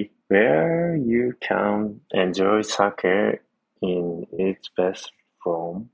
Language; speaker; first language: English; non-native, learner; Japanese